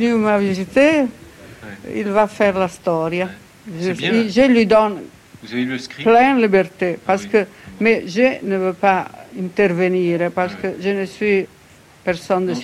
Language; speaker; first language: French; non-native, fluent; Italian